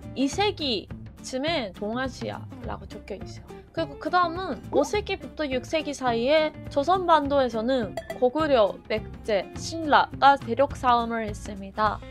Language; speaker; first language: Korean; non-native, fluent; Japanese